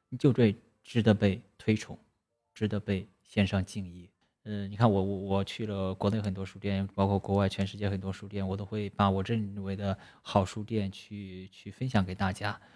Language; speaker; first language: Chinese; native; Chinese